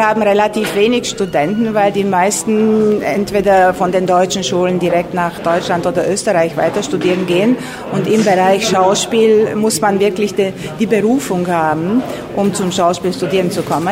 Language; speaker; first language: German; non-native, local second language; Romanian